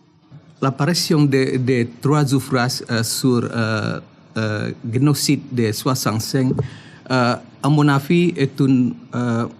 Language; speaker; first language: French; non-native, fluent; Indonesian